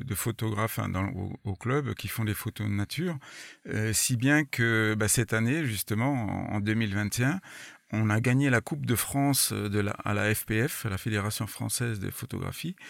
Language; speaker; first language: French; native; French